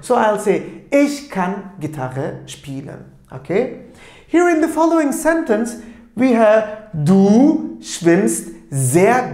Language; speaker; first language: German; non-native, fluent; Turkish